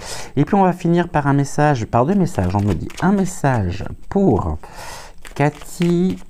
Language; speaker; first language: French; native; French